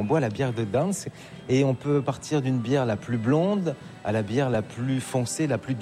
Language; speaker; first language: French; native; French